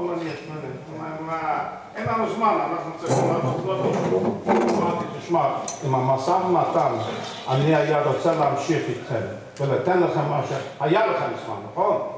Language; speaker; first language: Hebrew; non-native, fluent; English